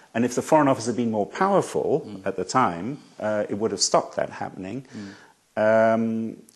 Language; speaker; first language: English; native; English